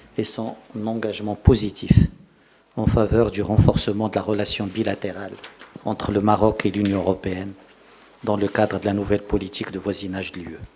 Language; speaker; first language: French; non-native, local second language; Arabic